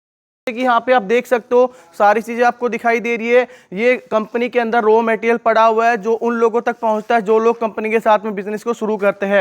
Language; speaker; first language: Hindi; native; Hindi